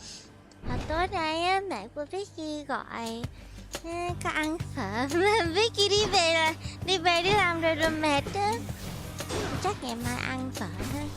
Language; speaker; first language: Vietnamese; early bilingual, heritage; Vietnamese